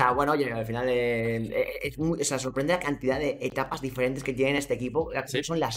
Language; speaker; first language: Spanish; native; Spanish